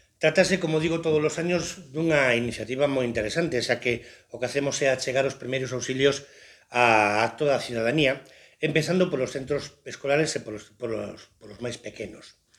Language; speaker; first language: Galician; non-native, local second language; Spanish